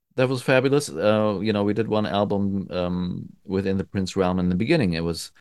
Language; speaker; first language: English; non-native, fluent; German